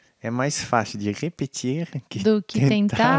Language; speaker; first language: Portuguese; non-native, fluent; French